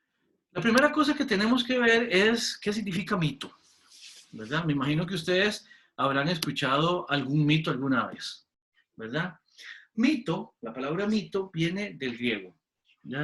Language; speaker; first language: Spanish; native; Spanish